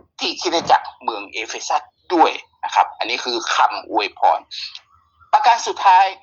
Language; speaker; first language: Thai; native; Thai